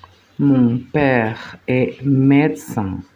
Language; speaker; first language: French; non-native, fluent; Spanish